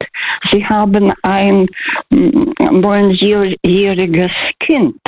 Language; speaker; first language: German; non-native, fluent; Russian